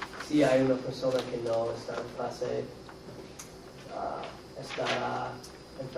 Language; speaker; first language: Spanish; non-native, learner; English